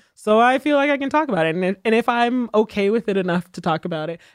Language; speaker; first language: English; early bilingual, other home language; Haitian Creole